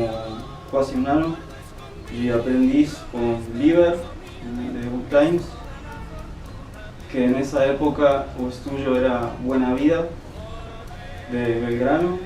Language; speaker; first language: Portuguese; non-native, fluent; Spanish